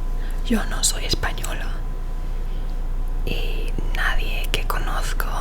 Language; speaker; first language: Spanish; non-native, learner; English